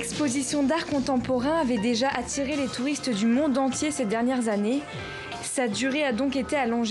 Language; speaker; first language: French; native; French